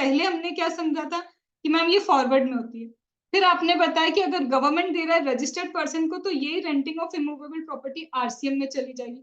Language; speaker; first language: Hindi; native; Hindi